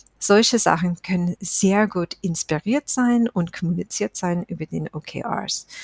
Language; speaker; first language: German; non-native, fluent; English